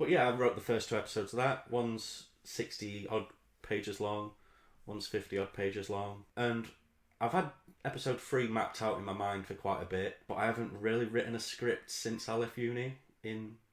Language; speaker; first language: English; native; English